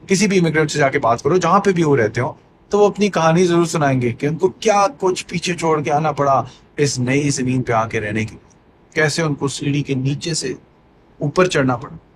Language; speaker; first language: Urdu; native; Urdu